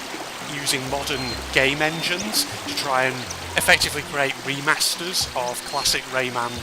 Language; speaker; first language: English; native; English